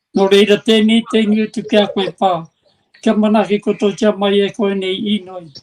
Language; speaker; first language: Māori; native; Māori